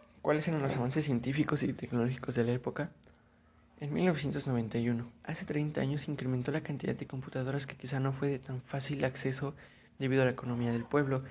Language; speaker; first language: Spanish; native; Spanish